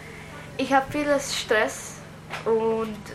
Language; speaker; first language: German; early bilingual, other home language; Croatian